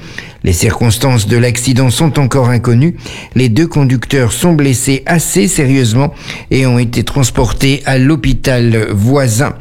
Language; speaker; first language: French; native; French